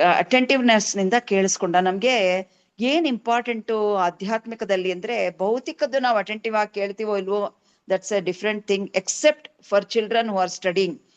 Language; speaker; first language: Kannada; native; Kannada